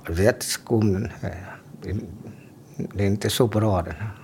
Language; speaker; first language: Swedish; non-native, learner; Vietnamese